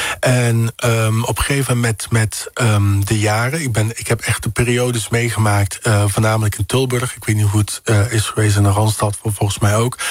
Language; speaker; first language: Dutch; early bilingual, other home language; Papiamento